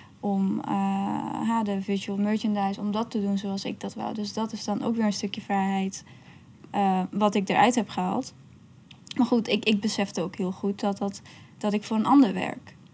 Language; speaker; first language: Dutch; early bilingual, other home language; Persian